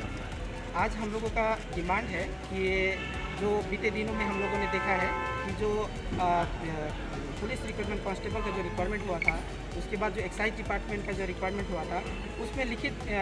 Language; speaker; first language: Hindi; non-native, local second language; Sadri